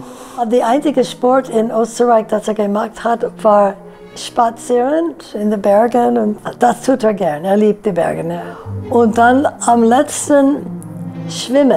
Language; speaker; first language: German; non-native, fluent; English